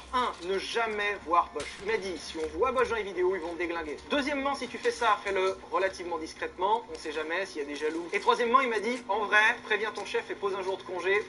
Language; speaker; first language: French; native; French